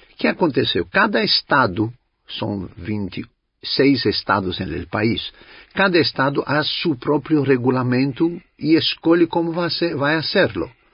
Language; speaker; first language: Spanish; non-native, learner; Greek